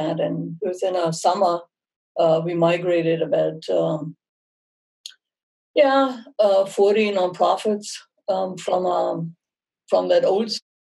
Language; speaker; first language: English; non-native, fluent; German